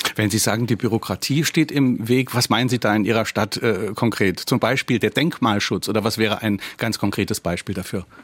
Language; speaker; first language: German; native; German